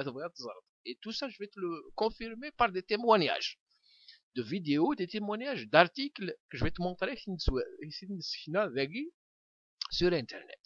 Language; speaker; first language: French; non-native, local second language; Kabyle